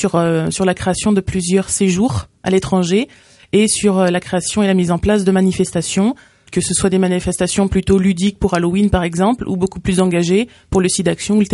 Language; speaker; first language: French; native; French